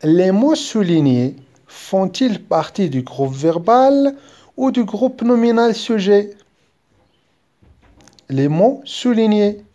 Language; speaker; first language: French; non-native, local second language; Arabic